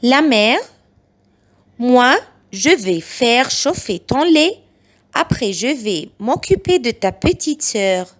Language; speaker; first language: French; non-native, fluent; Arabic